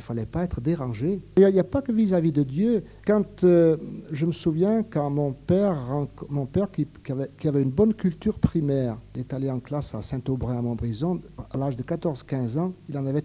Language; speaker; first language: French; native; French